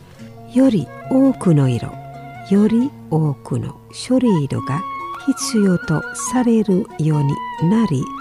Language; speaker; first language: Japanese; non-native, learner; Indonesian